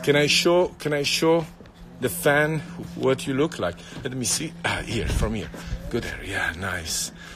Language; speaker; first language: English; non-native, fluent; Italian